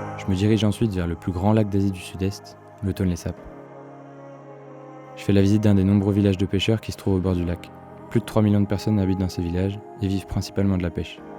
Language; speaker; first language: French; native; French